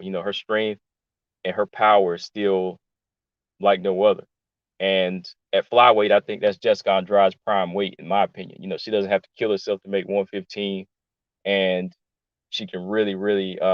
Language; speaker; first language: English; native; English